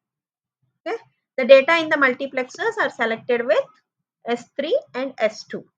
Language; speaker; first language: English; non-native, local second language; Telugu